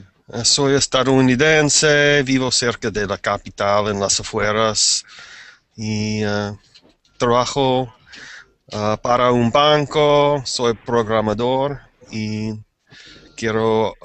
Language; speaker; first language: Spanish; non-native, fluent; English